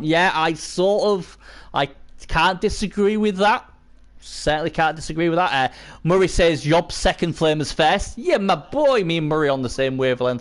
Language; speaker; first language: English; native; English